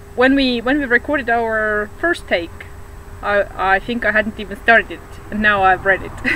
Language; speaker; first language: English; non-native, fluent; Estonian